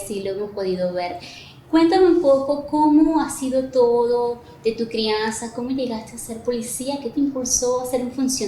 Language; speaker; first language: Spanish; native; Spanish